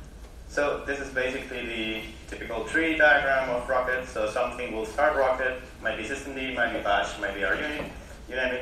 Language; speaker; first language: English; non-native, fluent; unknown